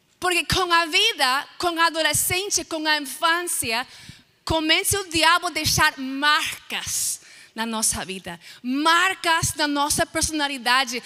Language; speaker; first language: Portuguese; non-native, fluent; English